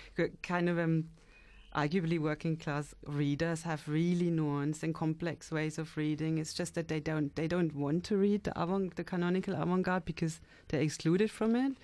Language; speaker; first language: English; native; English